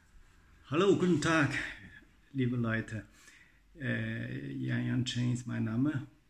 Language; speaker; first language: German; non-native, learner; Chinese